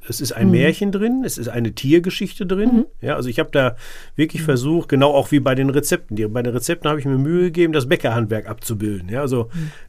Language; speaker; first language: German; native; German